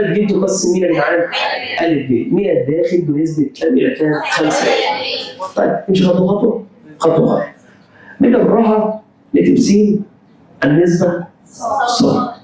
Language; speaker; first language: Arabic; native; Arabic